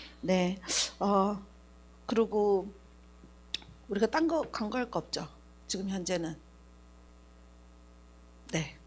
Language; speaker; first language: Korean; native; Korean